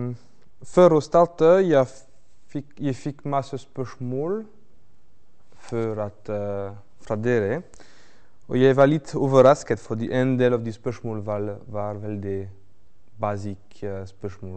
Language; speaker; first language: Norwegian; non-native, fluent; French